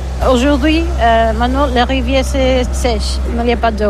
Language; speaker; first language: French; non-native, learner; Catalan